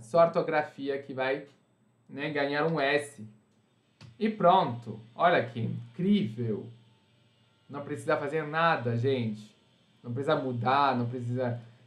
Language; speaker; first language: Portuguese; non-native, fluent; French